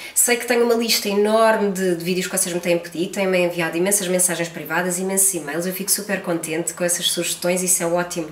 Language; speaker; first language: Portuguese; native; Portuguese